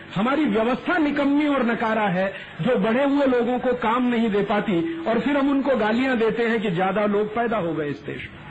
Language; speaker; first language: Hindi; native; Hindi